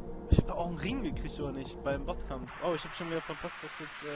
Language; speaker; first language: German; native; German